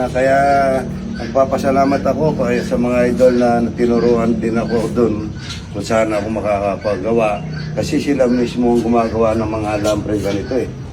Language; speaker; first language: Filipino; non-native, local second language; Pampanga